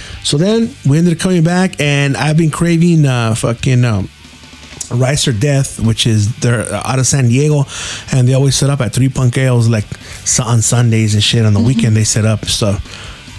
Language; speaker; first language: English; early bilingual, other home language; Spanish